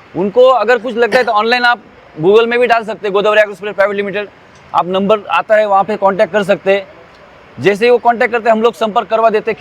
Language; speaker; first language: Hindi; non-native, local second language; Marathi